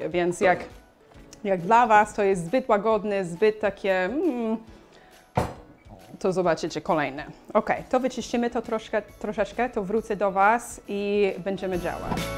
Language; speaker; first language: Polish; non-native, learner; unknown